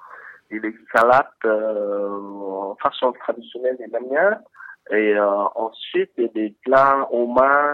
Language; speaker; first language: French; non-native, learner; Vietnamese